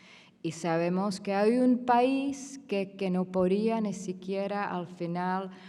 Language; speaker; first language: Spanish; non-native, fluent; Czech